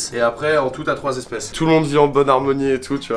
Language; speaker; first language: French; native; French